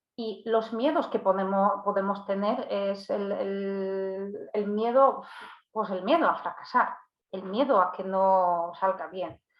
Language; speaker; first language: Spanish; non-native, fluent; Polish